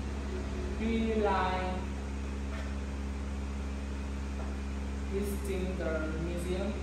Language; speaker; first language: English; non-native, learner; Vietnamese